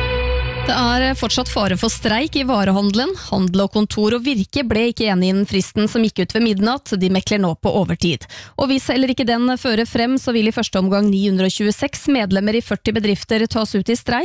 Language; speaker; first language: Norwegian; native; Norwegian